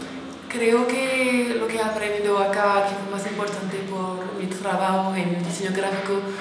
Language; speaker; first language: Spanish; non-native, fluent; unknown